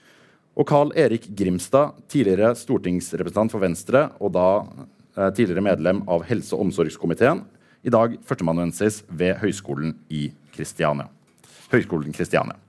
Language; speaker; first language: Norwegian; native; Norwegian